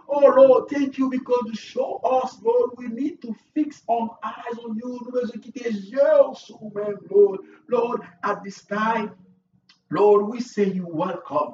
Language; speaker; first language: English; non-native, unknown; Haitian Creole